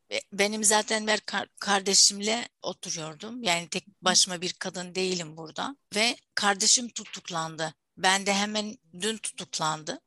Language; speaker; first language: Turkish; non-native, fluent; Arabic